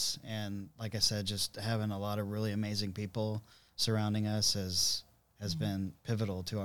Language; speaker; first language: English; native; English